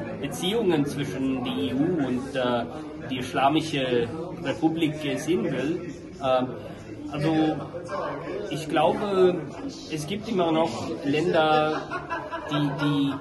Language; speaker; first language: German; non-native, learner; Swedish